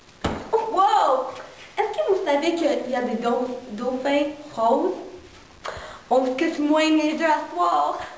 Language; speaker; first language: French; non-native, local second language; English